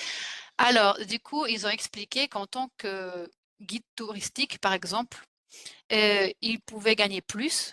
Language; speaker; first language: French; non-native, fluent; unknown